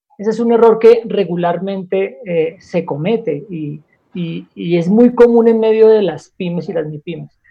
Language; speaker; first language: Spanish; native; Spanish